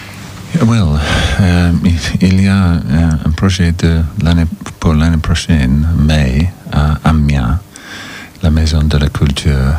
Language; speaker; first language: French; non-native, learner; English